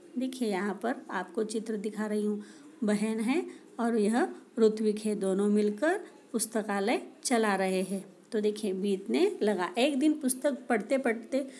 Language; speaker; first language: Hindi; non-native, local second language; Marathi